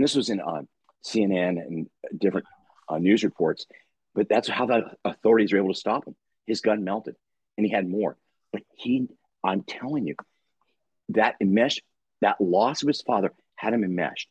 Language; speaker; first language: English; native; English